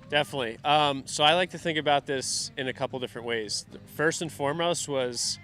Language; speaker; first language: English; native; English